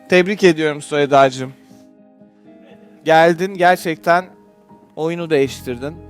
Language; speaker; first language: Turkish; native; Turkish